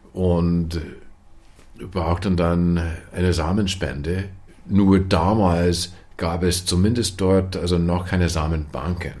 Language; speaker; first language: German; non-native, fluent; English